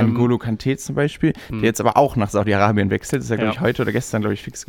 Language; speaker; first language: German; native; German